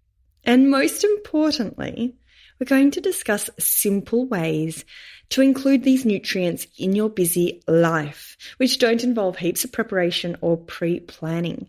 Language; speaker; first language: English; native; English